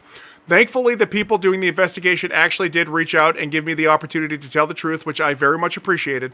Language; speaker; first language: English; native; English